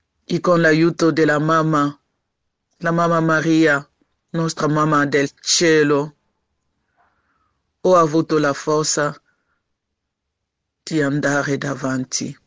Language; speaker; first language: Italian; non-native, learner; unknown